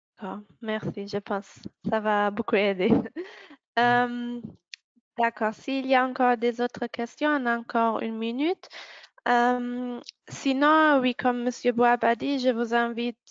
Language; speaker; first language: French; non-native, fluent; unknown